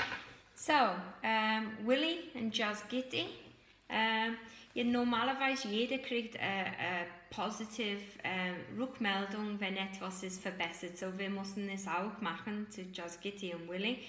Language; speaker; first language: German; non-native, fluent; English